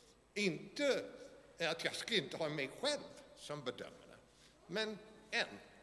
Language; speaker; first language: Swedish; non-native, fluent; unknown